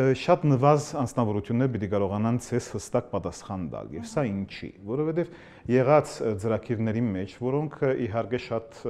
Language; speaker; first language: Armenian; early bilingual, heritage; Armenian